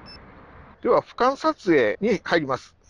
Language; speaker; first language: Japanese; native; Japanese